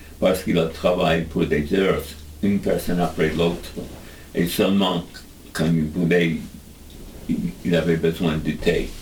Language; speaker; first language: French; non-native, learner; English